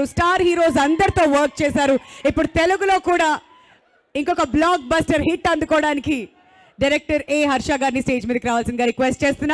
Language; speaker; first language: Telugu; native; Telugu